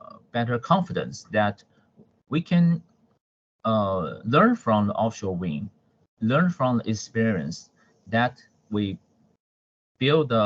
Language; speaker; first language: English; non-native, fluent; Chinese